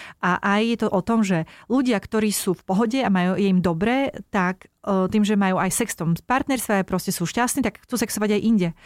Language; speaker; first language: Slovak; native; Slovak